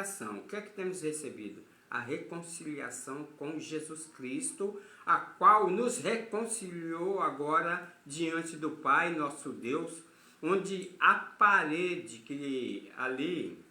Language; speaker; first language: Portuguese; native; Portuguese